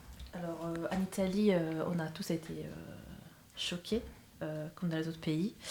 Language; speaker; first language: French; non-native, fluent; Italian